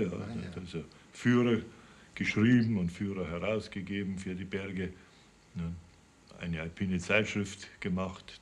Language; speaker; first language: German; native; German